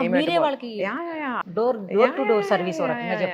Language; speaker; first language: Telugu; native; Telugu